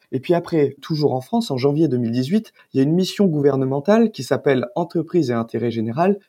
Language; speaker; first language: French; native; French